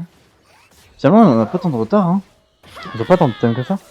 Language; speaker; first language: French; native; French